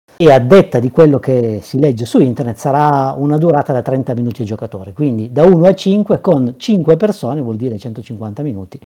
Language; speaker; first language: Italian; native; Italian